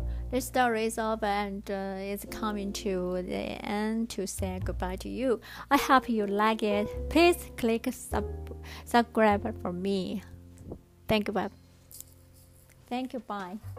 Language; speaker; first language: English; non-native, learner; Chinese